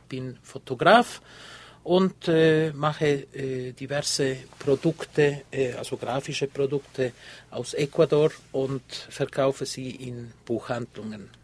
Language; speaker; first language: German; early bilingual, heritage; Spanish